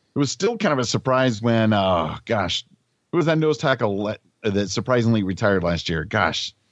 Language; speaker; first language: English; native; English